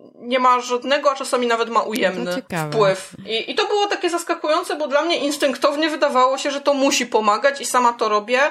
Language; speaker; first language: Polish; non-native, fluent; English